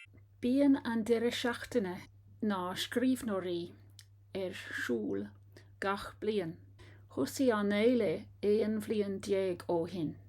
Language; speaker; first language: Irish; non-native, learner; English